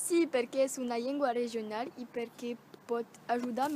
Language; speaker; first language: Catalan; non-native, local second language; French